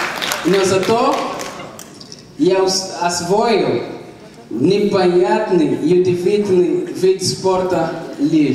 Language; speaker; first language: Russian; non-native, learner; Portuguese